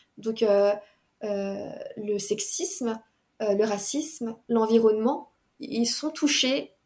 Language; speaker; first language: French; early bilingual, other home language; Khmer